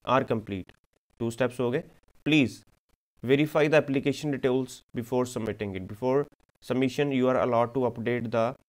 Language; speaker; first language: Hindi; non-native, local second language; Punjabi